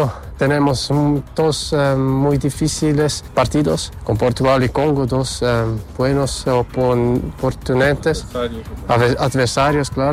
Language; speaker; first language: Spanish; early bilingual, heritage; Spanish